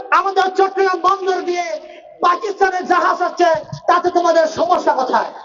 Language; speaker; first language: Bangla; non-native, local second language; Marma